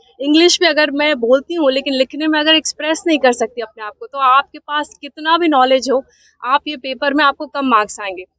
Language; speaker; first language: Hindi; native; Hindi